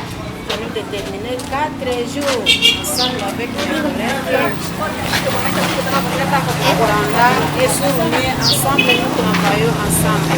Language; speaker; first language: French; non-native, learner; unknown